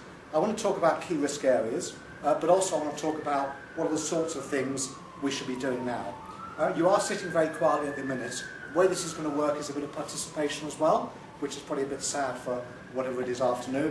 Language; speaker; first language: English; native; English